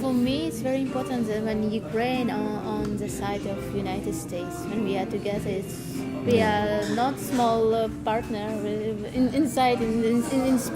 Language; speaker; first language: English; non-native, learner; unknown